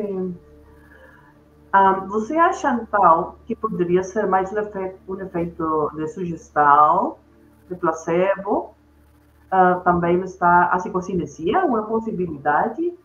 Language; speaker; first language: Portuguese; non-native, fluent; Spanish